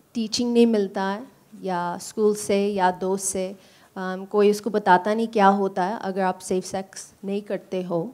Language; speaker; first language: Hindi; early bilingual, heritage; English